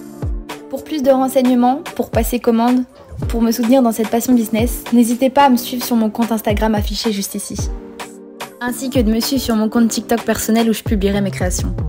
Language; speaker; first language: French; native; French